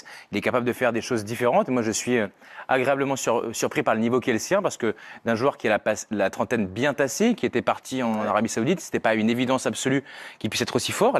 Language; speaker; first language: French; native; French